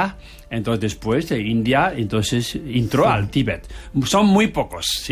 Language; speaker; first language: Spanish; non-native, learner; Tibetan